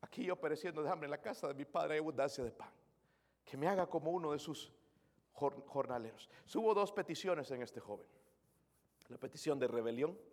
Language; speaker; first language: Spanish; native; Spanish